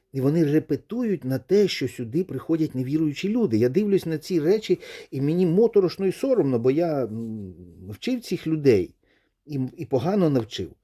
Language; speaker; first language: Ukrainian; non-native, local second language; Russian